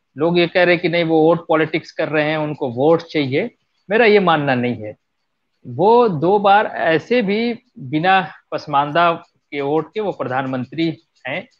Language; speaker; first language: Hindi; non-native, local second language; Bhojpuri